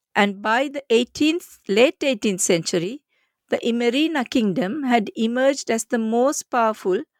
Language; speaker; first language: English; non-native, local second language; Sinhala